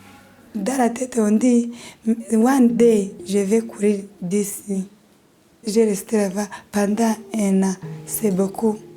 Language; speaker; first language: French; non-native, learner; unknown